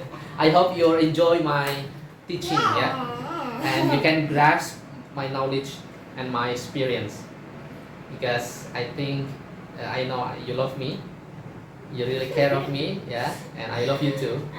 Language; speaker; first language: English; non-native, fluent; Indonesian